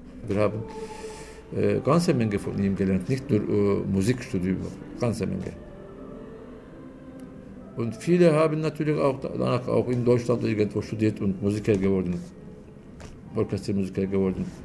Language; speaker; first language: German; non-native, fluent; Turkish